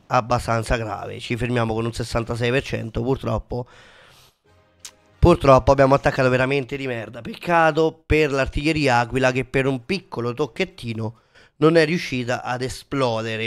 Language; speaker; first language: Italian; native; Italian